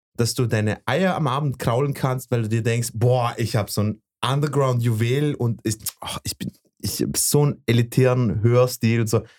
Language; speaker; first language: German; early bilingual, other home language; Bosnian